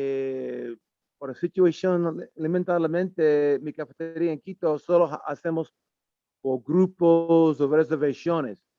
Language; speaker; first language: Spanish; non-native, learner; English